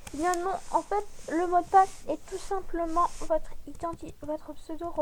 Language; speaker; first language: French; native; French